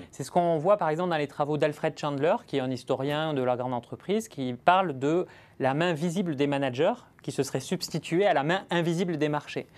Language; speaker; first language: French; native; French